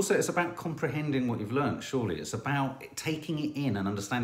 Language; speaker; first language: English; native; English